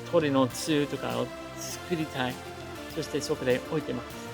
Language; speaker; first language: Japanese; non-native, learner; English